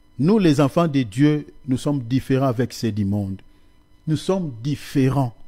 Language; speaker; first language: French; non-native, local second language; Lingala